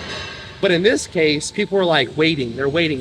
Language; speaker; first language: English; native; English